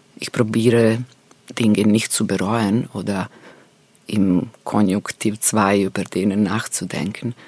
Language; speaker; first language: German; non-native, fluent; Serbian